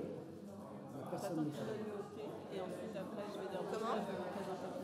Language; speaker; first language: French; native; French